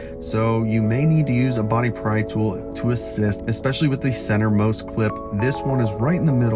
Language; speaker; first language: English; native; English